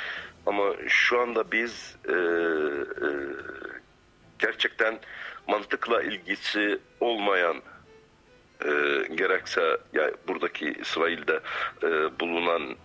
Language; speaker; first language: Turkish; non-native, fluent; Arabic